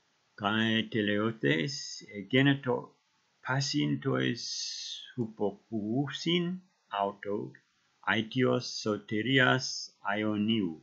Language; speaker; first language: Greek; non-native, learner; English